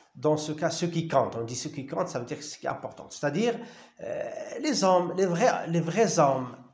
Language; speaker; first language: French; non-native, local second language; Arabic